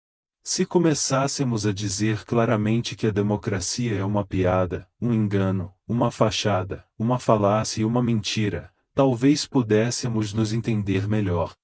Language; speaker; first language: Portuguese; native; Portuguese